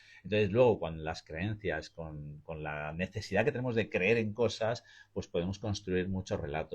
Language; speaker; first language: Spanish; native; Spanish